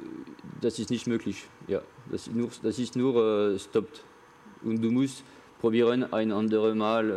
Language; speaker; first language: German; non-native, learner; French